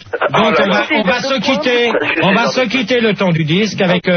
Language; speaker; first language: French; native; French